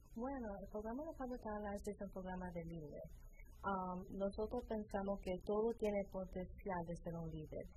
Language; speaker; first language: Spanish; early bilingual, heritage; Spanish